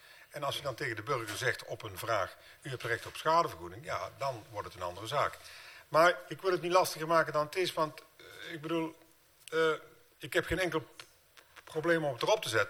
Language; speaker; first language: Dutch; native; Dutch